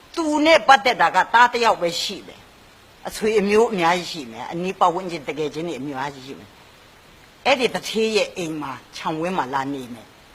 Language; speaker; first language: Burmese; non-native, local second language; Kachin